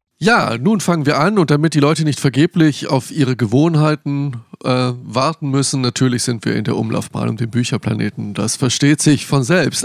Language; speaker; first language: German; native; German